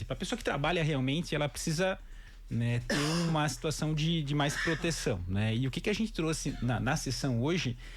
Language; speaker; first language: Portuguese; native; Portuguese